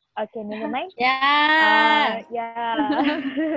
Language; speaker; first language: English; non-native, learner; Malay